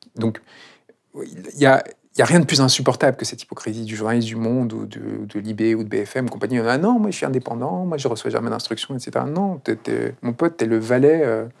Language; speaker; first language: French; non-native, fluent; Spanish